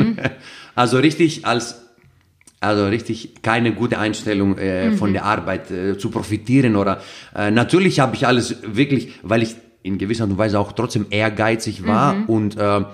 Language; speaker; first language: German; non-native, fluent; Greek